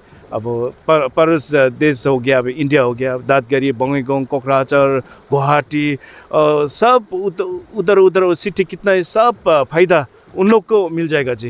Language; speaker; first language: Hindi; non-native, fluent; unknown